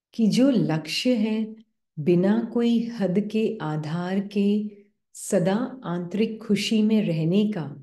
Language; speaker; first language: Hindi; native; Hindi